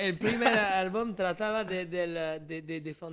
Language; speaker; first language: Spanish; non-native, learner; French